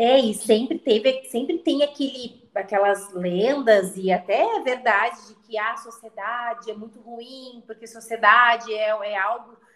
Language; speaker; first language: Portuguese; native; Portuguese